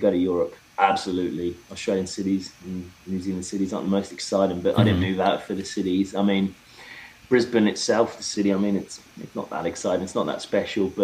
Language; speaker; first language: English; native; English